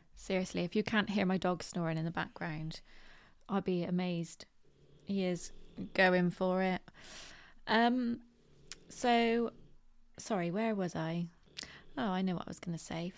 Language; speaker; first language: English; native; English